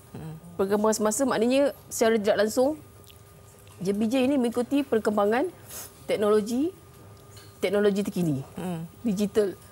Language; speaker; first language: Malay; native; Malay